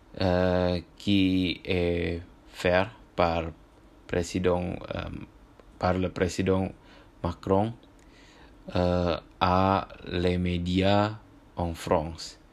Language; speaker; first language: French; non-native, learner; Indonesian